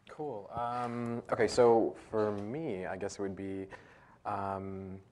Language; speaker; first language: English; native; English